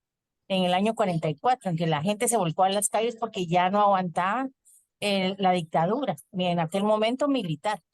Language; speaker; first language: Spanish; native; Spanish